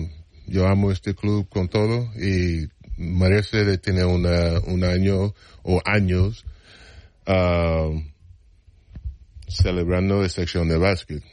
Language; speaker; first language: Spanish; non-native, fluent; English